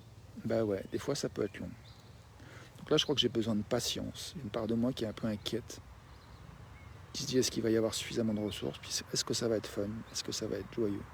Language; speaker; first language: French; native; French